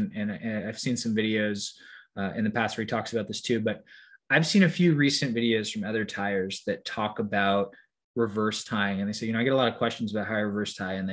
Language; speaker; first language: English; native; English